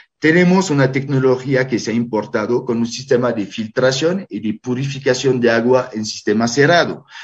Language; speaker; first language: Spanish; non-native, fluent; French